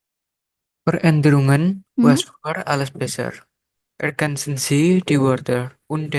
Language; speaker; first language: German; non-native, learner; Indonesian